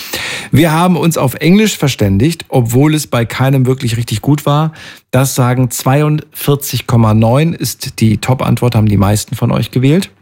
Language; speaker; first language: German; native; German